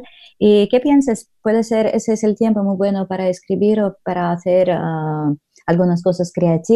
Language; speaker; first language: Spanish; non-native, learner; Russian